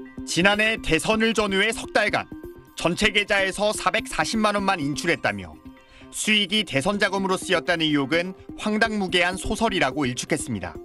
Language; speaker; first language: Korean; native; Korean